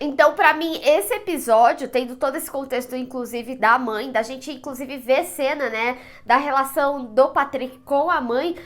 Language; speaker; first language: Portuguese; native; Portuguese